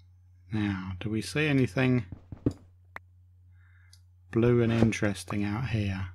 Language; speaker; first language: English; native; English